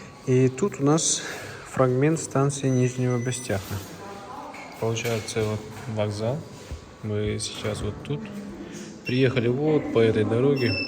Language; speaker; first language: Russian; native; Russian